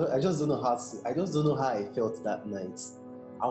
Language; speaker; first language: English; non-native, local second language; Igbo